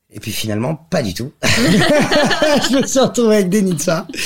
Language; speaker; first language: French; native; French